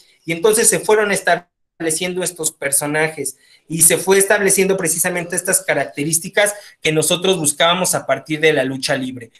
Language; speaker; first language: Spanish; native; Spanish